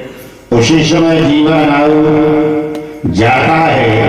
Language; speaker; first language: Hindi; native; Hindi